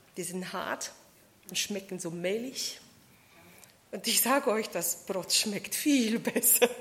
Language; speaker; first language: German; non-native, fluent; Polish